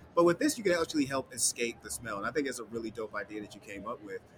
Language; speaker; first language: English; native; English